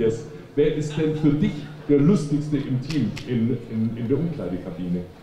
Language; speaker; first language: German; native; German